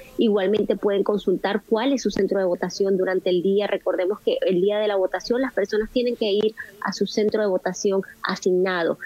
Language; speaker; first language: Spanish; native; Spanish